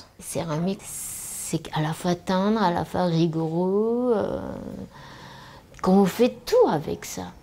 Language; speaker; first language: French; non-native, fluent; Japanese